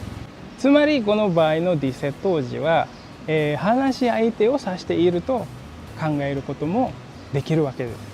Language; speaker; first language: Japanese; non-native, fluent; Indonesian